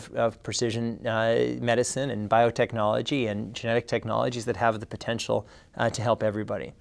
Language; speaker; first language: English; native; English